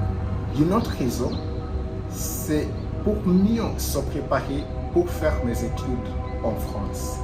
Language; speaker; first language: French; non-native, fluent; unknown